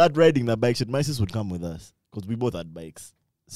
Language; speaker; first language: English; non-native, local second language; Ganda